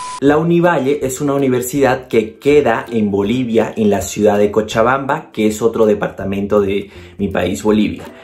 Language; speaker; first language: Spanish; native; Spanish